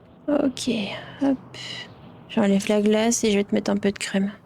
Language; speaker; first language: French; native; French